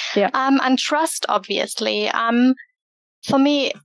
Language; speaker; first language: English; early bilingual, other home language; German